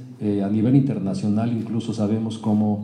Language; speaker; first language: Spanish; native; Spanish